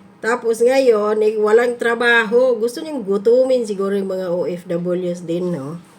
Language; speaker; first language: Filipino; non-native, local second language; Cebuano